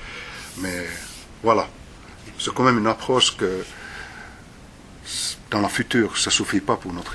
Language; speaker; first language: French; non-native, fluent; Finnish